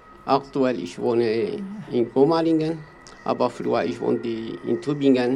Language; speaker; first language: German; non-native, learner; Kurdish